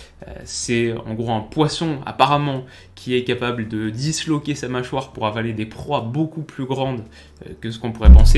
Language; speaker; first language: French; native; French